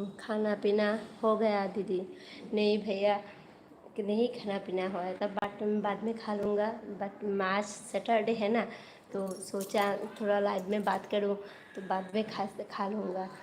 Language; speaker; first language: Hindi; non-native, local second language; Bangla